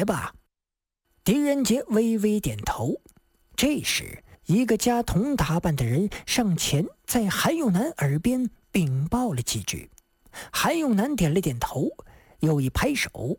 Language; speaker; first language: Chinese; native; Chinese